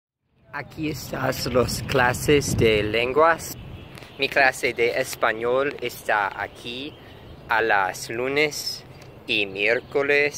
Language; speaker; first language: Spanish; non-native, learner; English